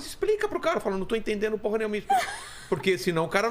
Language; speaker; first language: Portuguese; native; Portuguese